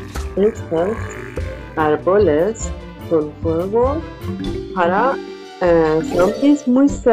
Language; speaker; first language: Spanish; non-native, learner; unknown